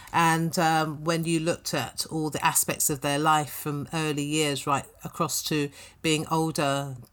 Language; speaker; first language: English; native; English